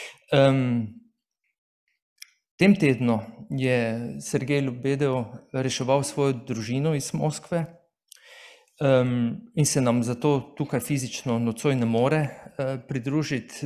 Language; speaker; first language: Slovenian; native; Slovenian